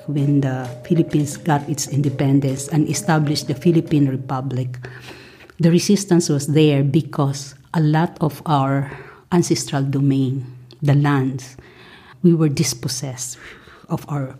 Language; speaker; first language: English; non-native, local second language; Maranao